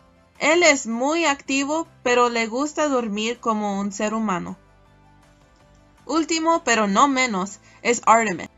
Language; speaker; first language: Spanish; non-native, learner; English